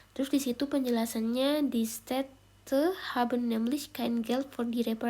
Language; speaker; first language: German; non-native, fluent; Indonesian